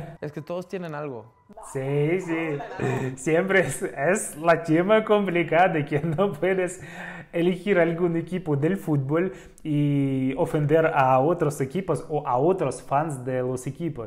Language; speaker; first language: Spanish; non-native, learner; Russian